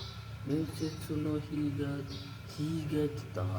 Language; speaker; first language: Japanese; non-native, learner; Indonesian